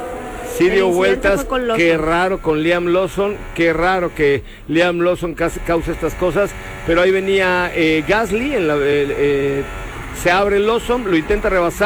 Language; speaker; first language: Spanish; native; Spanish